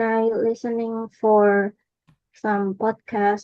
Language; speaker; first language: English; non-native, local second language; Indonesian